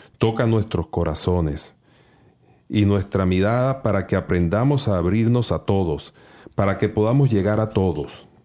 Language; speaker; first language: Spanish; native; Spanish